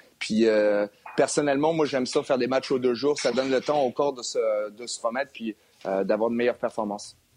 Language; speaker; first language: French; native; French